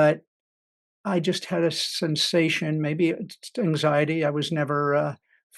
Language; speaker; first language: English; native; English